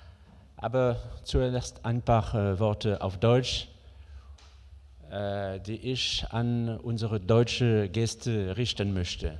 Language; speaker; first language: German; non-native, fluent; French